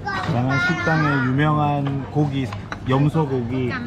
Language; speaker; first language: Korean; native; Korean